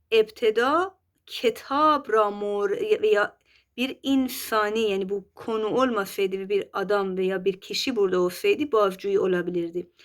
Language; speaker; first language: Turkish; non-native, fluent; Persian